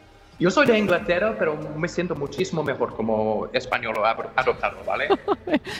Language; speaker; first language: Spanish; non-native, fluent; English